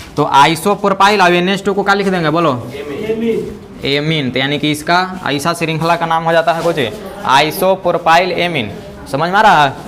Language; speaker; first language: Hindi; native; Hindi